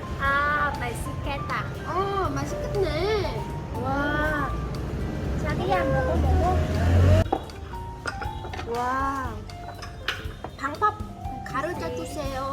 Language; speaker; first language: Korean; non-native, learner; Vietnamese